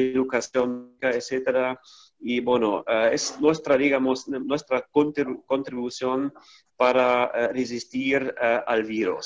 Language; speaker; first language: Spanish; non-native, fluent; German